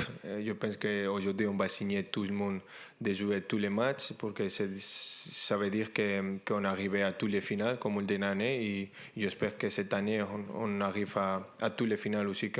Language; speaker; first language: French; non-native, fluent; Spanish